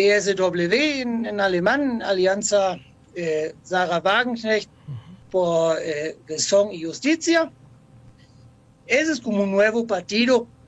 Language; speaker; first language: Spanish; non-native, fluent; German